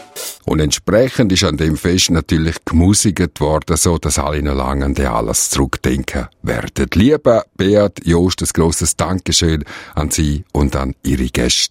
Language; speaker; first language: German; native; German